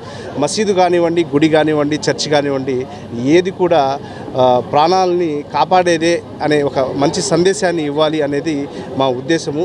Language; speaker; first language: Telugu; native; Telugu